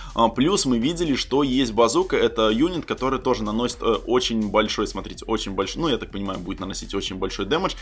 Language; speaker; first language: Russian; native; Russian